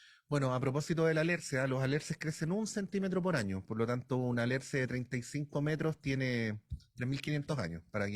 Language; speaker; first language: Spanish; native; Spanish